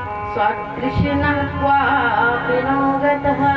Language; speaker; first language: Hindi; native; Hindi